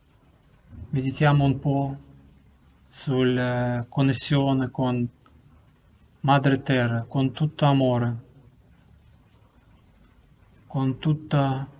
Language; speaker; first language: Italian; non-native, learner; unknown